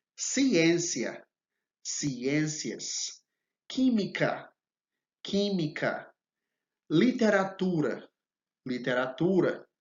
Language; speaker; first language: Portuguese; non-native, fluent; English